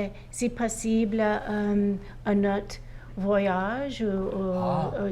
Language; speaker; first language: French; non-native, learner; English